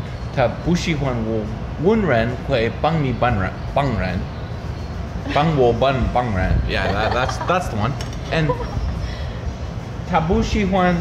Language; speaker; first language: Chinese; non-native, learner; English